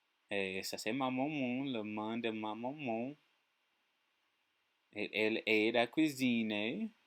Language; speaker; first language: French; non-native, learner; English